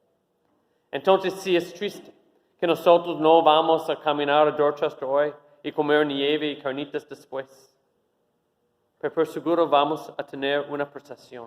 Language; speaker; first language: Spanish; non-native, fluent; English